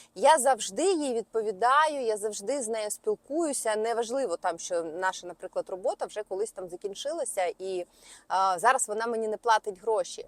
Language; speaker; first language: Ukrainian; non-native, local second language; Russian